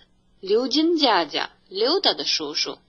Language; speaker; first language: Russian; non-native, fluent; Chinese